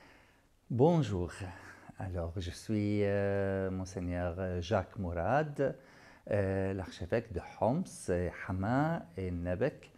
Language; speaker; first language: French; non-native, local second language; Arabic